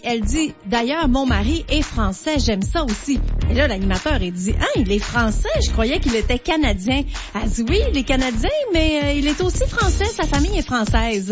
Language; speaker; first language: French; native; French